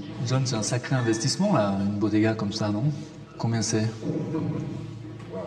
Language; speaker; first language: French; native; French